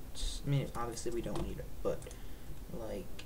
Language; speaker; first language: English; native; English